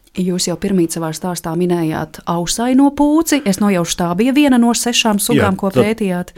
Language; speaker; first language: Latvian; native; Latvian